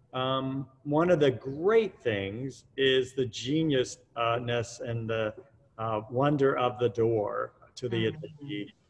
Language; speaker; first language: English; native; English